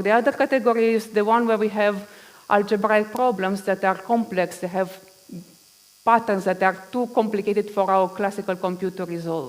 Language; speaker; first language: English; non-native, fluent; Romanian